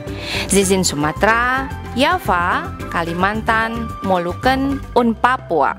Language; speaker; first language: German; non-native, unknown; Indonesian